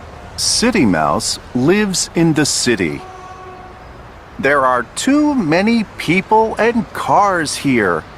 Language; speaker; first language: English; non-native, learner; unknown